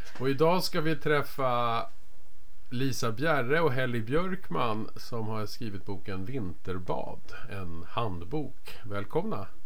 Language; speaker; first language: Swedish; native; Swedish